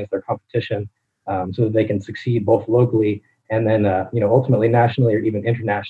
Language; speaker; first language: English; native; English